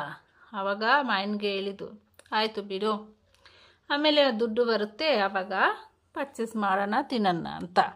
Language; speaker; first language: Kannada; non-native, local second language; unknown